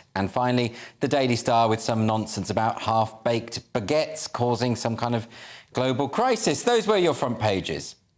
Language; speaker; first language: English; native; English